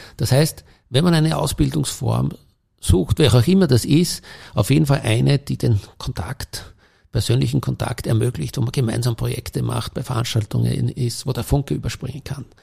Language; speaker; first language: German; native; German